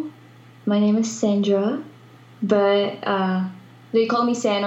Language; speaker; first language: English; non-native, fluent; Polish